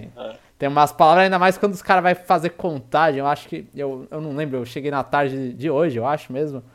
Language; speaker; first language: Portuguese; native; Portuguese